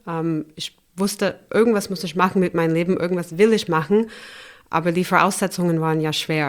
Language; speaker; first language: German; non-native, fluent; English